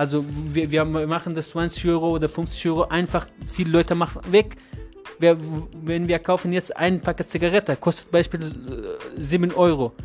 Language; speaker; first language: German; non-native, learner; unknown